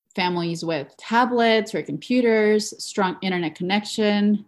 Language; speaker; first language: English; non-native, fluent; Spanish